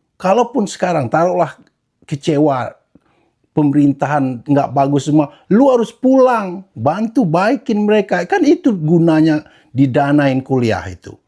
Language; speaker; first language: Indonesian; native; Indonesian